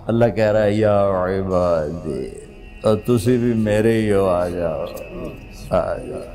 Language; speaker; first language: Urdu; non-native, local second language; Punjabi